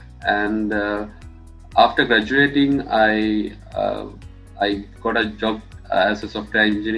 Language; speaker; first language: English; non-native, local second language; Sinhala